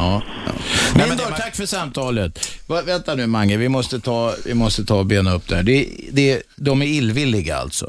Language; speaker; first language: Swedish; native; Swedish